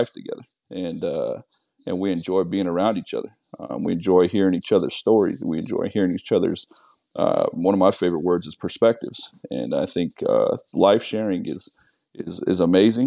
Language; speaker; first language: English; native; English